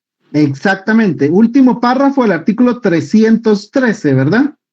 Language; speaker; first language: Spanish; native; Spanish